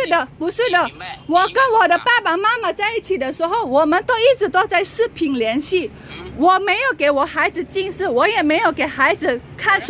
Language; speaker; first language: Chinese; non-native, fluent; Indonesian